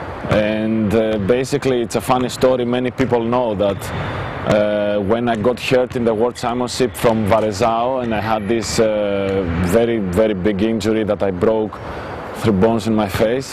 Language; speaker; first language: English; non-native, fluent; Greek